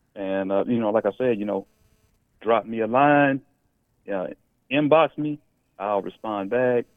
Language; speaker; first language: English; native; English